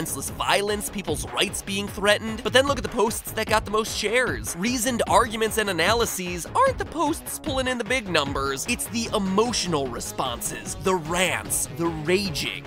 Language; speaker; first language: English; native; English